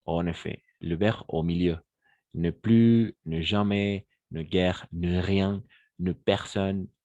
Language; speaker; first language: French; non-native, fluent; Spanish